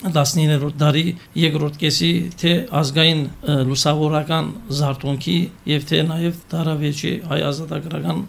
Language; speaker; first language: Armenian; native; Armenian